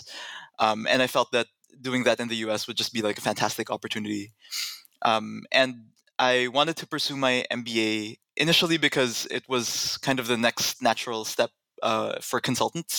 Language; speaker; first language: English; non-native, local second language; Filipino